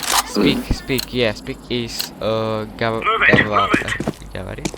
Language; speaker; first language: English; non-native, learner; Slovak